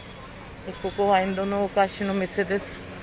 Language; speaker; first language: Japanese; non-native, fluent; Hindi